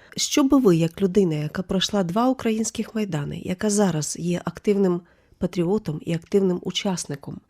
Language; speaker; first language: Ukrainian; native; Ukrainian